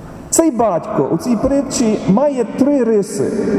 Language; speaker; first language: Ukrainian; native; Ukrainian